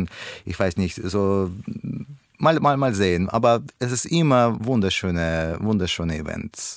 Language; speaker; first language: German; non-native, learner; Russian